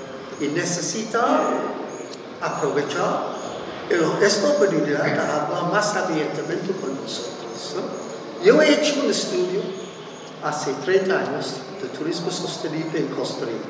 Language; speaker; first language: Spanish; non-native, fluent; English